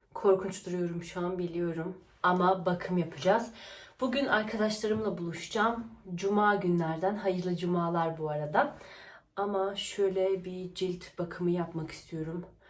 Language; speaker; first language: Turkish; early bilingual, heritage; Turkish